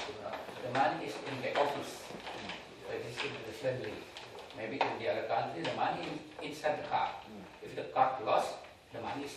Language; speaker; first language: English; non-native, learner; Indonesian